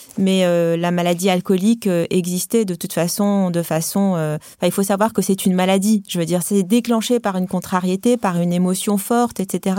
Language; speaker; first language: French; non-native, local second language; Arabic